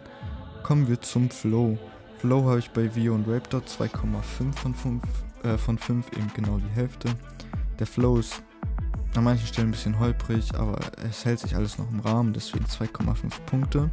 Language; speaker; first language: German; native; German